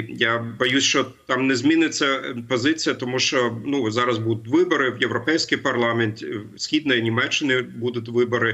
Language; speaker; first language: Ukrainian; non-native, fluent; German